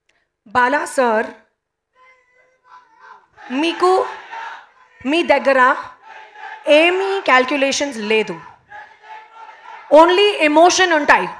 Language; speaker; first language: Telugu; non-native, local second language; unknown